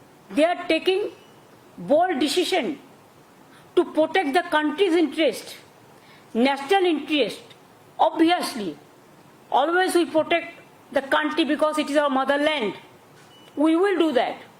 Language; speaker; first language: English; non-native, local second language; Bangla